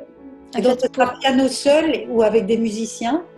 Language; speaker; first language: French; native; French